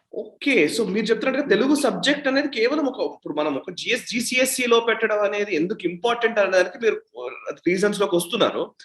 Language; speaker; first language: Telugu; native; Telugu